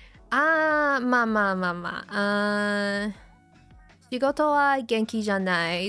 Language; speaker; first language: Japanese; non-native, learner; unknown